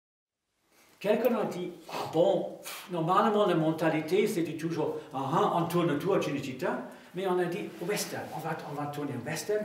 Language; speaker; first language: French; non-native, fluent; English